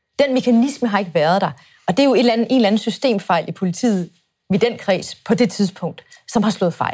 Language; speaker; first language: Danish; native; Danish